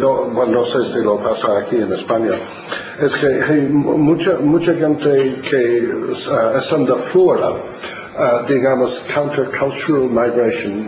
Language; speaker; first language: Spanish; non-native, fluent; English